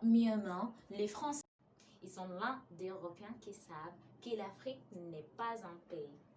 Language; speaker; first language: French; non-native, fluent; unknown